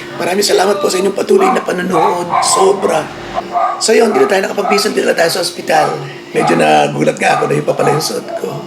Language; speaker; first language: Filipino; native; Filipino